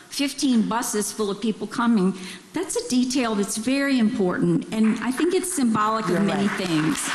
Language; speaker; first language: English; native; English